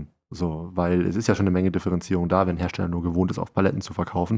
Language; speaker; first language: German; native; German